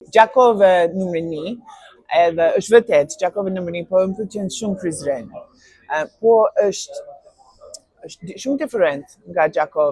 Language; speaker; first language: Albanian; non-native, learner; English